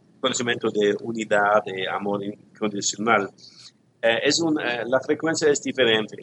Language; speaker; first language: Spanish; non-native, learner; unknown